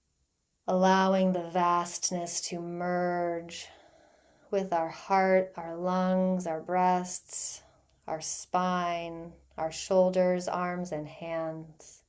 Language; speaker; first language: English; native; English